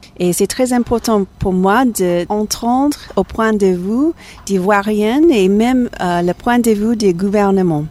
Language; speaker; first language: French; non-native, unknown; English